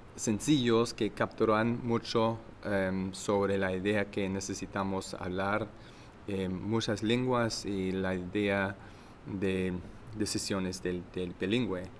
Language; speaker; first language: Spanish; non-native, learner; English